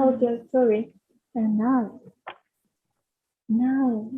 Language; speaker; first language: English; non-native, learner; Japanese